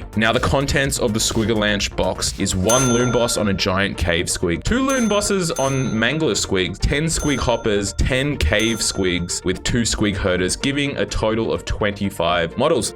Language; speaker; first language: English; native; English